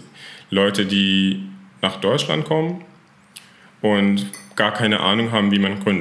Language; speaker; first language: German; non-native, fluent; Persian